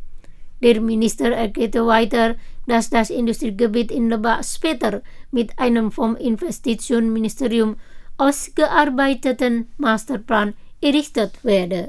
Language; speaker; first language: German; non-native, fluent; Indonesian